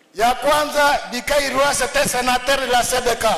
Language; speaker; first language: French; non-native, local second language; Swahili